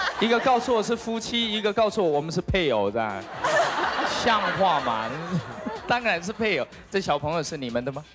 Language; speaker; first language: Chinese; native; Chinese